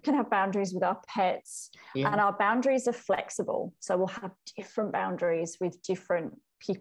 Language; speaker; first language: English; native; English